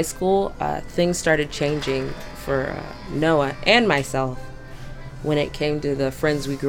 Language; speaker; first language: English; native; English